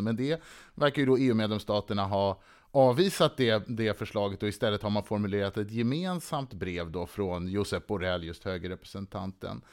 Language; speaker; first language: Swedish; native; Swedish